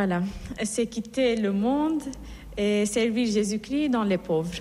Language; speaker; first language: French; non-native, fluent; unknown